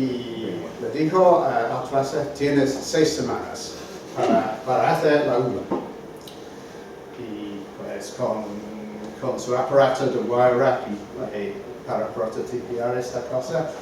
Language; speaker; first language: Spanish; non-native, fluent; English